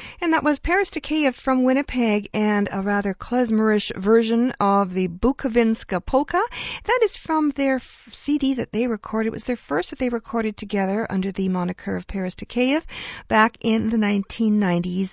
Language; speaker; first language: English; early bilingual, other home language; Ukrainian